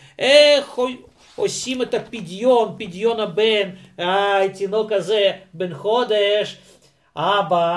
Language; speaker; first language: Hebrew; non-native, fluent; Russian